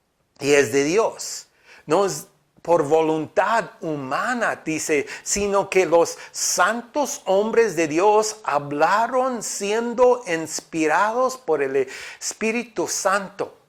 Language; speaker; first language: Spanish; non-native, fluent; English